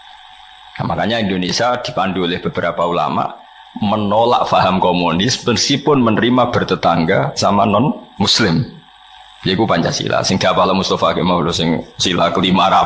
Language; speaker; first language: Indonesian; non-native, local second language; Javanese